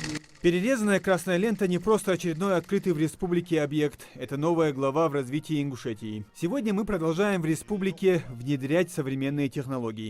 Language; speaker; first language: Russian; native; Russian